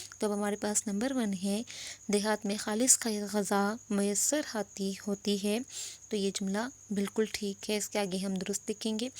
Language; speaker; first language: Urdu; non-native, local second language; Pashto